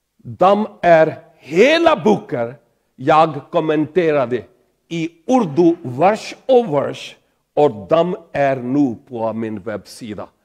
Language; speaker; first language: Swedish; non-native, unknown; Pahari-Potwari